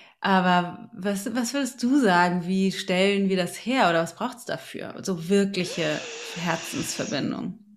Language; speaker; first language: German; native; German